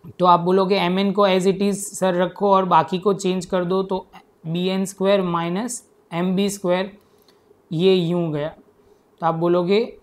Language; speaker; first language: Hindi; non-native, local second language; Gujarati